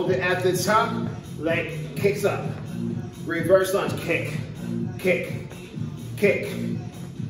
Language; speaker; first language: English; native; English